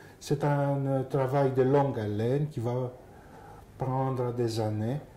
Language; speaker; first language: French; non-native, fluent; Greek